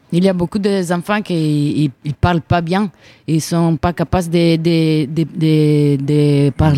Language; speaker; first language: French; non-native, learner; Italian